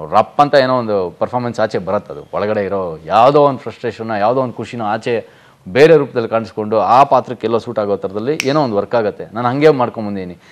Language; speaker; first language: Kannada; native; Kannada